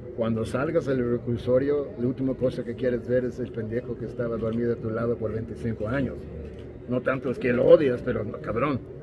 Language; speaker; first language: Spanish; non-native, fluent; English